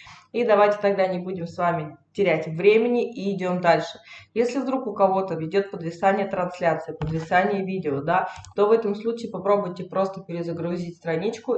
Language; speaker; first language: Russian; native; Russian